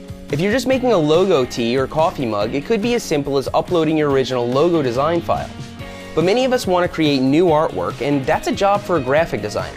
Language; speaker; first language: English; native; English